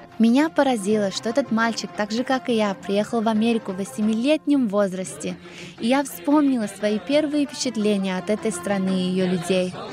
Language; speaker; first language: Russian; early bilingual, heritage; Russian